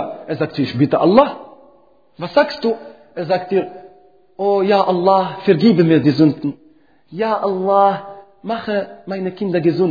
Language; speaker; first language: German; non-native, fluent; Arabic